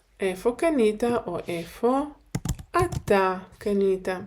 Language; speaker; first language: Hebrew; non-native, fluent; Ukrainian